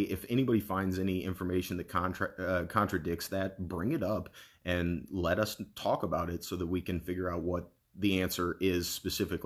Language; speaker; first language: English; native; English